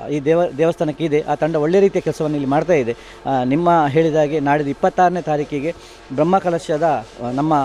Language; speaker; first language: Kannada; native; Kannada